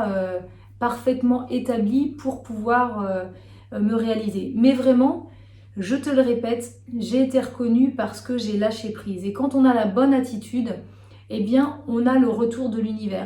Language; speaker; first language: French; native; French